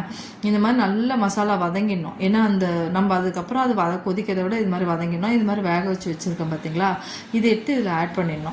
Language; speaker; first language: Tamil; native; Tamil